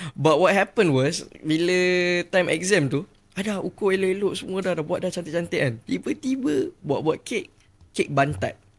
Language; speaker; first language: Malay; native; Malay